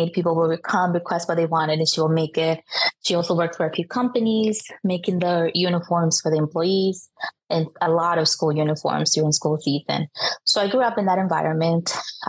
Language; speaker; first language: English; non-native, fluent; Spanish